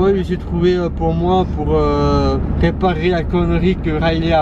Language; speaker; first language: French; native; French